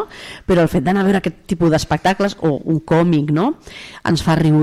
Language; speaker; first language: Catalan; native; Catalan